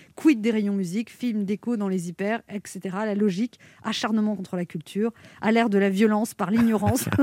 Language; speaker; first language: French; native; French